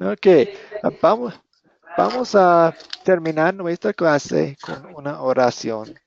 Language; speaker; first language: Spanish; non-native, fluent; English